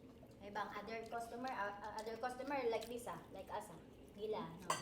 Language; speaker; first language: English; non-native, local second language; Filipino